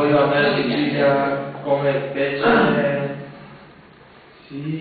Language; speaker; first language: Italian; non-native, learner; English